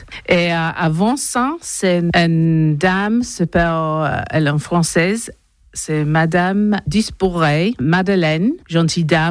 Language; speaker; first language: French; non-native, learner; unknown